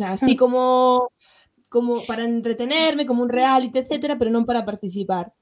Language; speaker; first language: Spanish; non-native, local second language; Galician